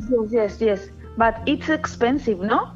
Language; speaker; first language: English; non-native, learner; Spanish